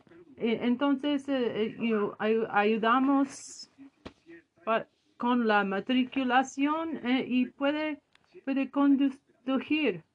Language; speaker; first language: Spanish; non-native, learner; English